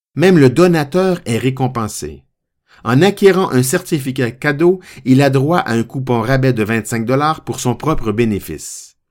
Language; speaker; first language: French; native; French